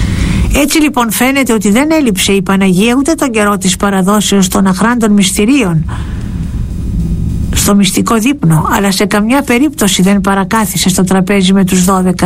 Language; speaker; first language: Greek; native; Greek